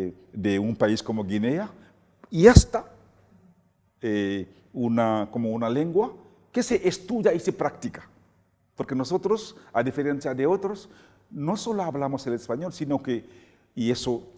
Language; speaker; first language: Spanish; non-native, fluent; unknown